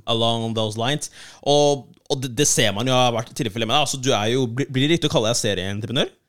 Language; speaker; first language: Norwegian; early bilingual, other home language; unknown